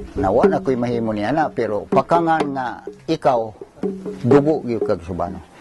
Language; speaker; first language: Cebuano; non-native, local second language; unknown